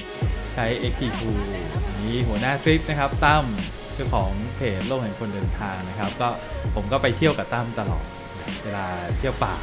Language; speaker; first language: Thai; native; Thai